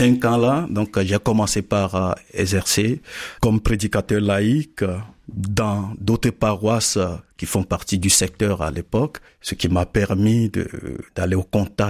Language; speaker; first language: French; non-native, local second language; Ewe